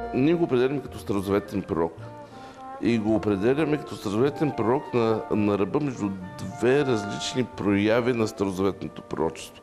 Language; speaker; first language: Bulgarian; native; Bulgarian